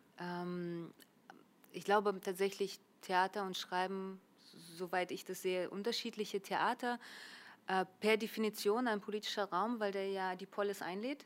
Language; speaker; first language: German; early bilingual, other home language; Russian